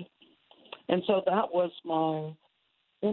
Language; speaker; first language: English; native; English